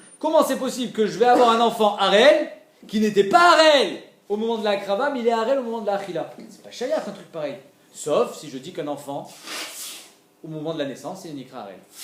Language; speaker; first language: French; native; French